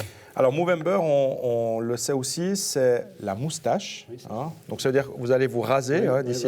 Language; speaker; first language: French; native; French